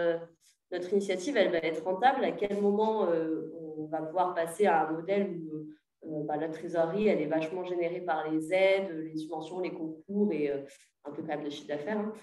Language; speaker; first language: French; native; French